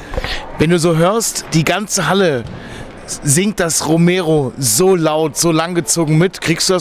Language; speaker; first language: German; native; German